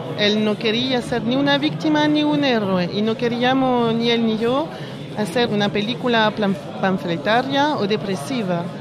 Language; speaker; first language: Spanish; early bilingual, heritage; French